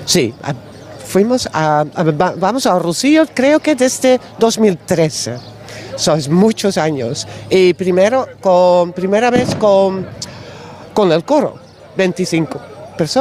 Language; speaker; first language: Spanish; non-native, learner; Dutch